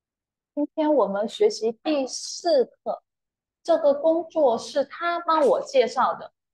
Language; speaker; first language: Chinese; non-native, fluent; Vietnamese